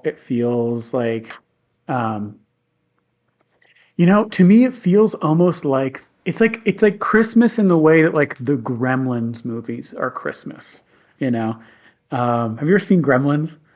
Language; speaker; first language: English; native; English